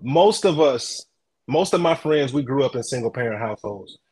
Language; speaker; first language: English; native; English